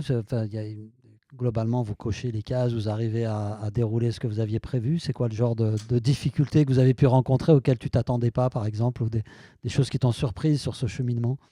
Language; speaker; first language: French; native; French